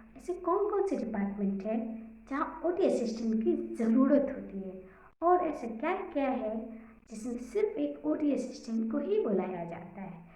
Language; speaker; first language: Hindi; native; Hindi